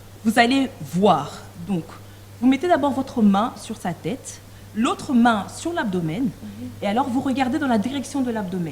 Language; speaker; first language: French; non-native, local second language; Lingala